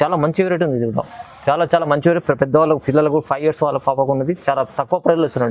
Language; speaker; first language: Telugu; native; Telugu